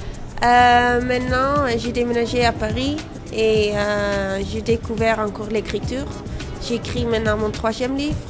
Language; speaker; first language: French; non-native, fluent; Dutch